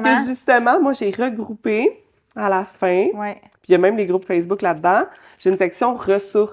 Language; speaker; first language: French; native; French